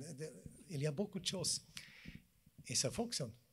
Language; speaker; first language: French; non-native, fluent; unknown